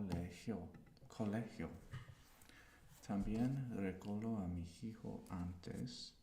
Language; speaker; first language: Spanish; non-native, learner; English